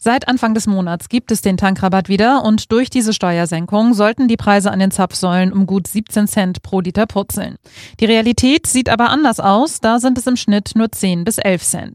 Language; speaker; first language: German; native; German